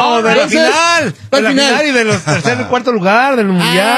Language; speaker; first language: Spanish; native; Spanish